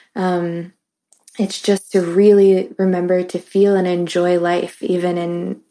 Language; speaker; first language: English; native; English